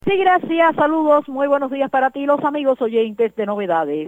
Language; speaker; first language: Spanish; native; Spanish